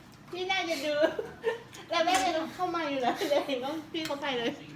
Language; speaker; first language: Thai; early bilingual, heritage; Thai